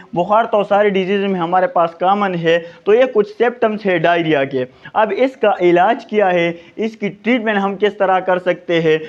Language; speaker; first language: Urdu; non-native, local second language; Pashto